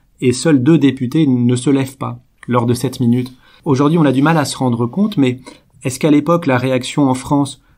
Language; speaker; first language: French; native; French